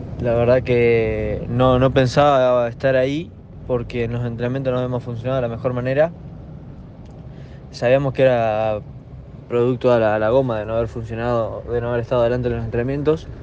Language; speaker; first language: Spanish; native; Spanish